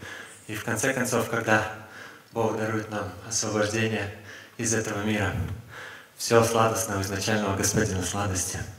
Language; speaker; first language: Russian; native; Russian